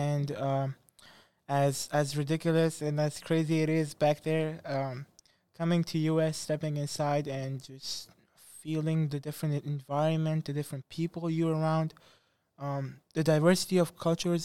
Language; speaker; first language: English; non-native, fluent; Persian